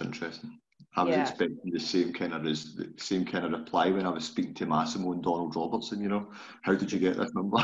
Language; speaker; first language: English; native; English